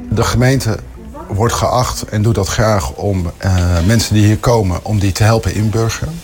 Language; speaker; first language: Dutch; native; Dutch